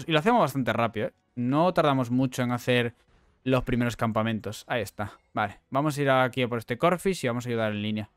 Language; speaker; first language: Spanish; native; Spanish